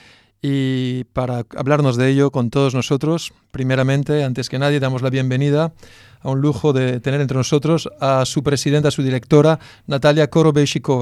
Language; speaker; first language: Spanish; native; Spanish